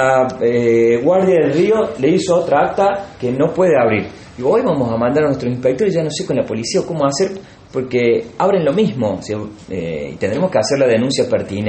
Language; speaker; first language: Spanish; native; Spanish